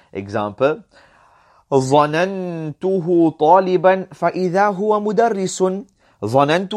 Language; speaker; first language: Arabic; non-native, fluent; English